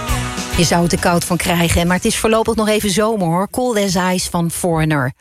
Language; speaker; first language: Dutch; native; Dutch